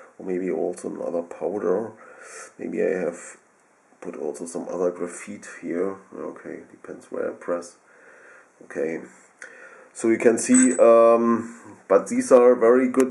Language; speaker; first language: English; non-native, fluent; German